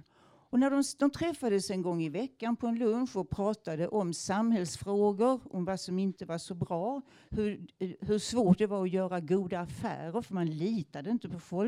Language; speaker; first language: Swedish; native; Swedish